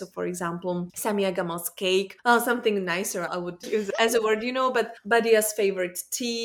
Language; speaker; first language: English; non-native, fluent; Czech